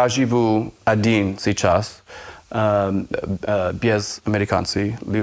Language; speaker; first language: Russian; non-native, learner; English